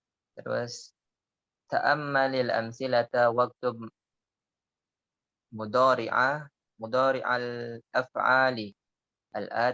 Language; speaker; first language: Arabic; non-native, fluent; Indonesian